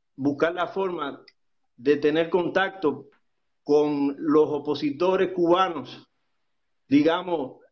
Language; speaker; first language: Spanish; native; Spanish